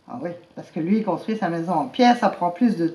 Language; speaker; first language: French; native; French